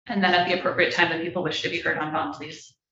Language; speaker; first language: English; native; English